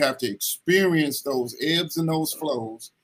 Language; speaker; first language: English; native; English